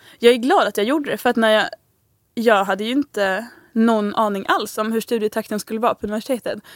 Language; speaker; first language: Swedish; native; Swedish